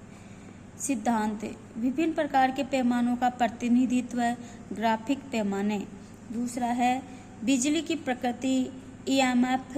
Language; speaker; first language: Hindi; native; Hindi